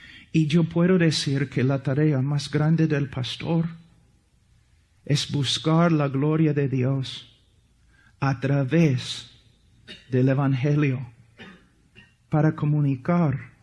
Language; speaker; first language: Spanish; non-native, fluent; English